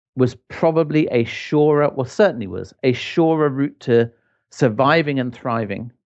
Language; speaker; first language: English; native; English